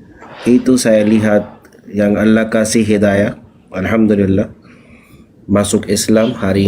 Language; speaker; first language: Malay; non-native, learner; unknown